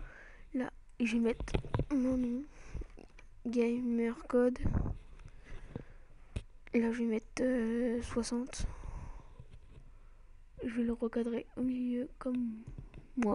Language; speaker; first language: French; native; French